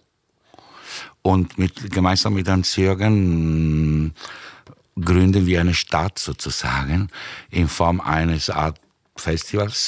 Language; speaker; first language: German; native; German